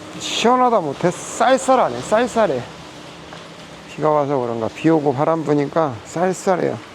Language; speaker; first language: Korean; native; Korean